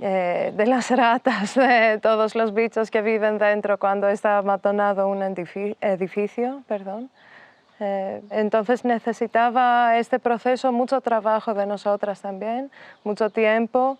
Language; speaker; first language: Spanish; non-native, fluent; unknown